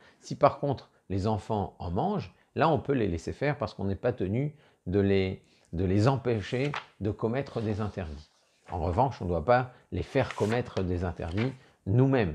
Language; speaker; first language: French; native; French